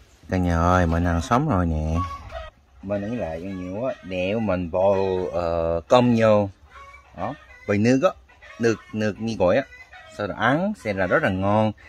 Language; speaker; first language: Vietnamese; native; Vietnamese